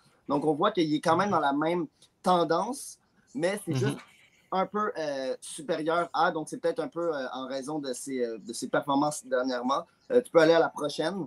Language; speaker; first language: French; native; French